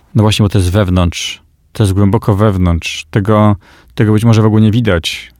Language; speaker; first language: Polish; native; Polish